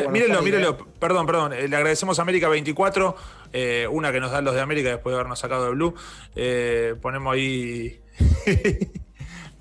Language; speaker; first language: Spanish; native; Spanish